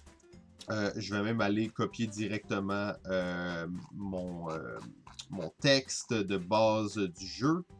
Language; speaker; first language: French; native; French